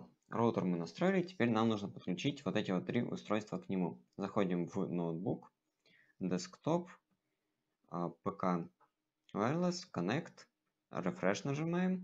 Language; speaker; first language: Russian; native; Russian